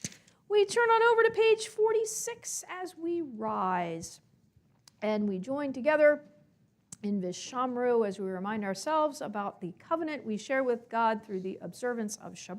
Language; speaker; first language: English; native; English